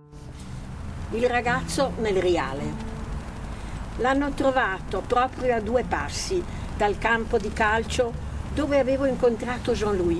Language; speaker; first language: Italian; native; Italian